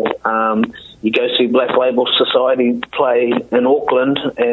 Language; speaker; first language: English; native; English